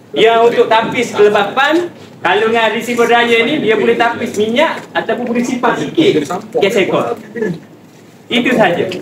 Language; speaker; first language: Malay; native; Malay